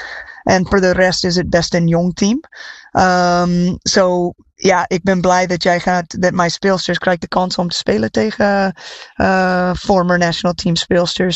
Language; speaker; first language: Dutch; non-native, fluent; English